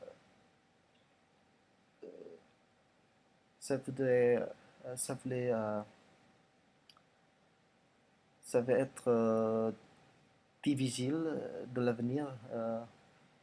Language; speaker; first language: French; non-native, learner; Indonesian